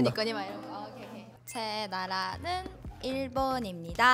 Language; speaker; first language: Korean; non-native, fluent; Japanese